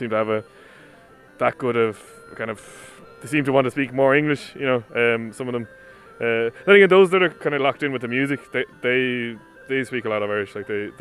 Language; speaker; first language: English; non-native, local second language; Irish